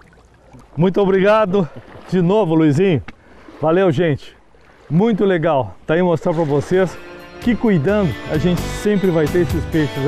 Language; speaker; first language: Portuguese; native; Portuguese